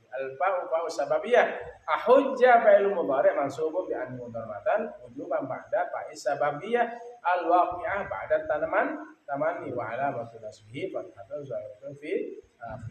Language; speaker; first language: Arabic; non-native, fluent; Sasak